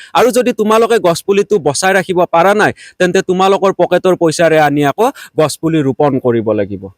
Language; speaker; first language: Assamese; native; Assamese